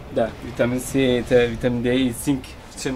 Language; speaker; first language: Russian; non-native, learner; Turkish